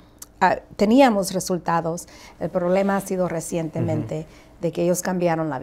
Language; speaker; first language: Spanish; early bilingual, heritage; Spanish